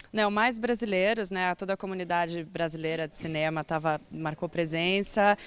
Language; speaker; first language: Portuguese; early bilingual, other home language; Spanish